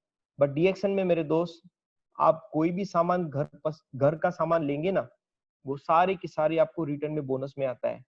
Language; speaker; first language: Hindi; native; Hindi